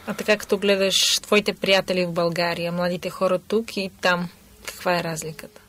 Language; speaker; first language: Bulgarian; native; Bulgarian